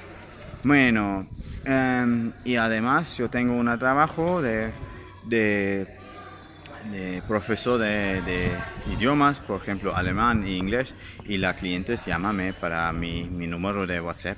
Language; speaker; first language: Spanish; non-native, learner; German